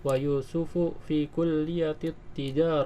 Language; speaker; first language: Arabic; non-native, learner; Indonesian